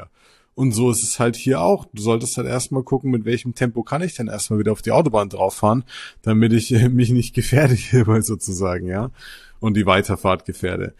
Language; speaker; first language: German; native; German